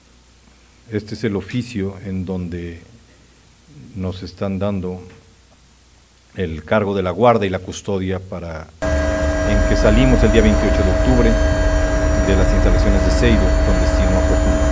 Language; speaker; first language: Spanish; native; Spanish